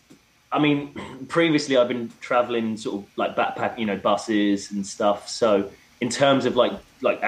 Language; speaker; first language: English; native; English